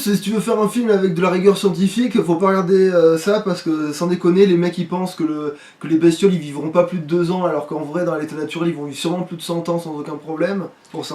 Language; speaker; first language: French; native; French